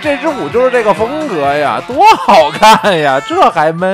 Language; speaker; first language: Chinese; native; Chinese